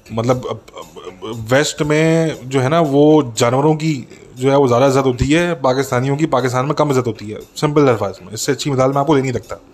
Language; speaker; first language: Urdu; native; Urdu